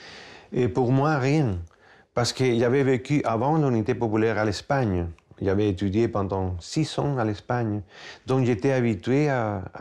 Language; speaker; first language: French; non-native, fluent; Spanish